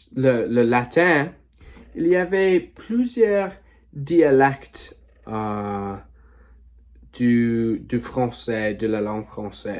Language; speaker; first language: French; non-native, learner; English